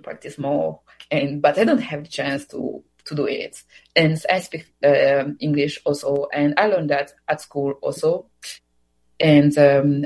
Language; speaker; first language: English; non-native, fluent; Swahili